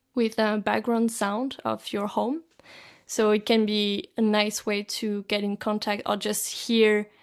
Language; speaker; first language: English; non-native, fluent; French